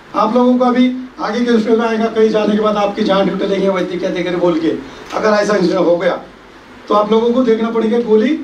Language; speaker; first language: Hindi; non-native, local second language; Marathi